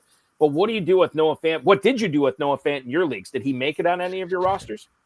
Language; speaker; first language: English; native; English